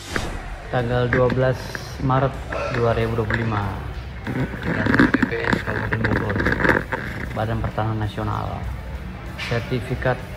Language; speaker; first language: Indonesian; native; Indonesian